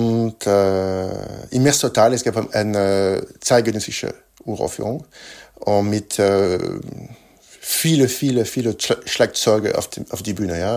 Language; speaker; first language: German; non-native, fluent; French